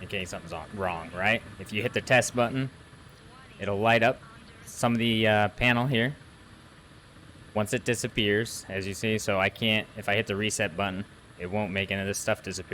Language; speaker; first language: English; native; English